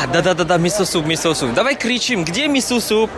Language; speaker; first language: Russian; non-native, fluent; Chinese